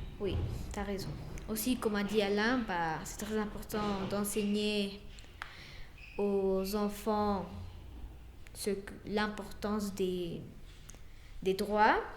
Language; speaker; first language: French; non-native, fluent; Spanish